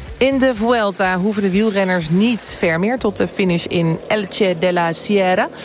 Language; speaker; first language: Dutch; native; Dutch